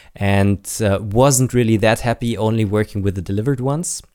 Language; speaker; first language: English; non-native, fluent; German